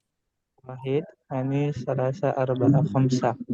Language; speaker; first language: Arabic; non-native, learner; Indonesian